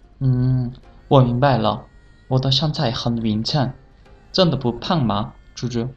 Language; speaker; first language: Chinese; non-native, learner; Korean